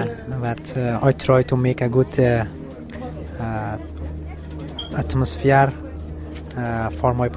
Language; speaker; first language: English; non-native, learner; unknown